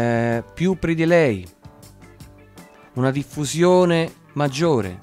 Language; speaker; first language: Italian; native; Italian